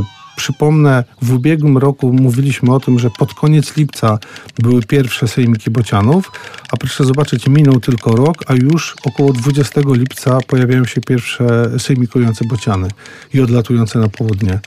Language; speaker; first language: Polish; native; Polish